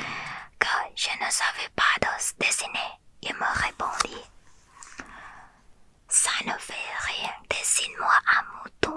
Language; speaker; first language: French; non-native, learner; Thai